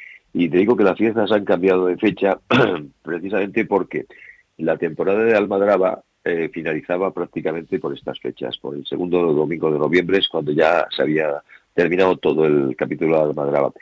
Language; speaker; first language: Spanish; native; Spanish